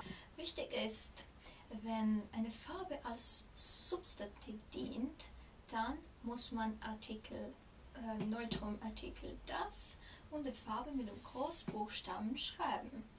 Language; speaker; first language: German; non-native, fluent; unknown